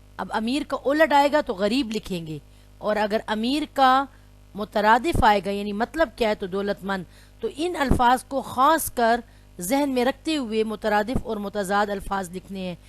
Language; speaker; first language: Urdu; non-native, local second language; Pashto